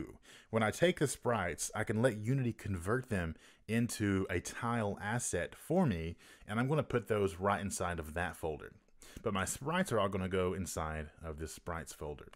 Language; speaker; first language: English; native; English